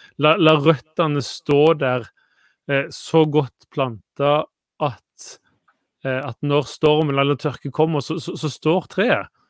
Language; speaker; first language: Norwegian; native; Norwegian